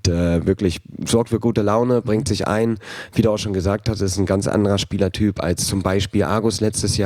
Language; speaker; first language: German; native; German